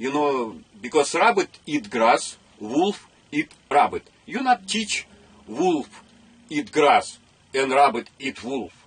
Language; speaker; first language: English; non-native, learner; Russian